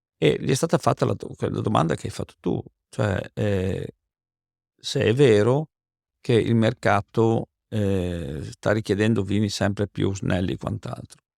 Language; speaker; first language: Italian; native; Italian